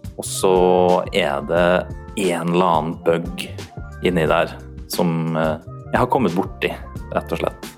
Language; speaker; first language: Norwegian; native; Norwegian